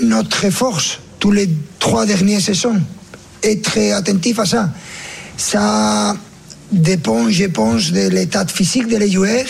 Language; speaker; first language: French; non-native, learner; Spanish